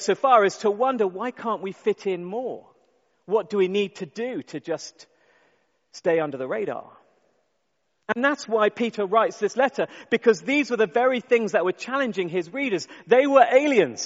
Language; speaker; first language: English; native; English